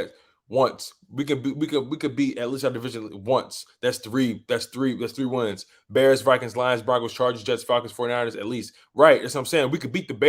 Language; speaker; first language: English; native; English